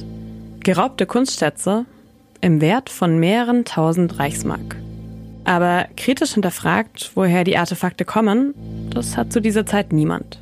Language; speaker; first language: German; native; German